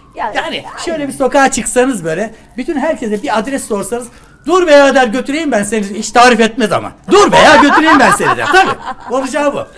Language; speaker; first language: Turkish; native; Turkish